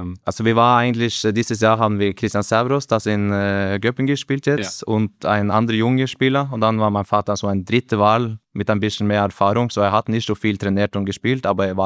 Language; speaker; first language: German; non-native, learner; Norwegian